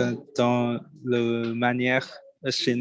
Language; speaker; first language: French; non-native, learner; Chinese